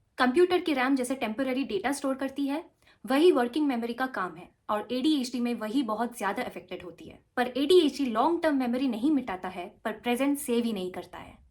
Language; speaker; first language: Hindi; non-native, local second language; Bangla